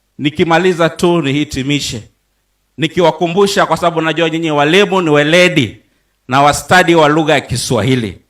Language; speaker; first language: Swahili; non-native, local second language; Luyia